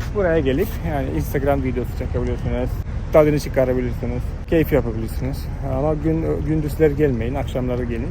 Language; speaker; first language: Turkish; non-native, fluent; Malayalam